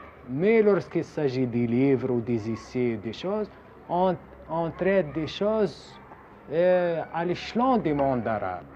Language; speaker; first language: French; non-native, local second language; Arabic